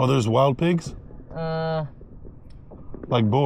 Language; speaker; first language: English; native; English